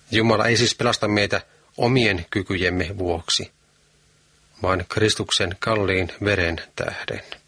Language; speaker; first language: Finnish; native; Finnish